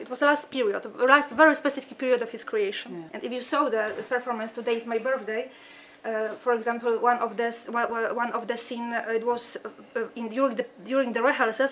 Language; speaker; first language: English; non-native, fluent; Polish